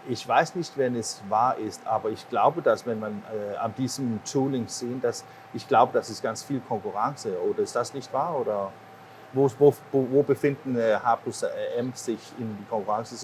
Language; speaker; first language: German; non-native, learner; English